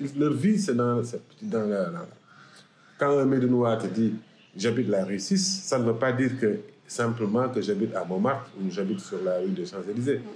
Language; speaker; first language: French; non-native, local second language; Wolof